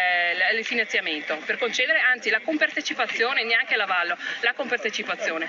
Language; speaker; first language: Italian; native; Italian